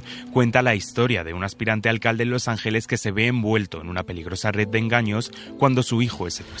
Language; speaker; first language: Spanish; native; Spanish